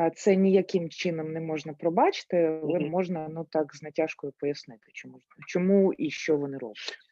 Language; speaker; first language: Ukrainian; non-native, local second language; Russian